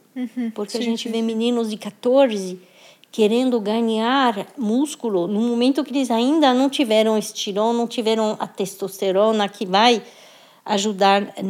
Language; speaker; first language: Portuguese; non-native, fluent; French